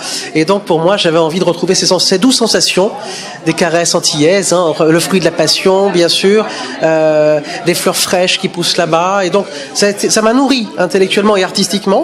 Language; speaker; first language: French; native; French